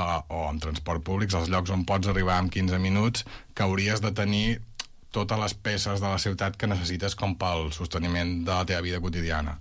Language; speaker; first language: Catalan; native; Catalan